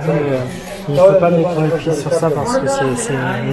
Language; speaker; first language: French; non-native, fluent; Central Kurdish